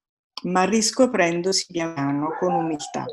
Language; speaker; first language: Italian; native; Italian